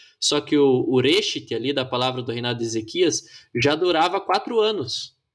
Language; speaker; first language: Portuguese; native; Portuguese